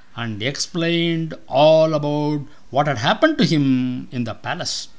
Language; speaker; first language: English; non-native, local second language; Tamil